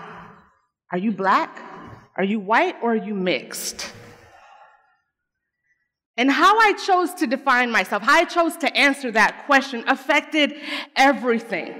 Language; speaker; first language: English; early bilingual, other home language; Spanish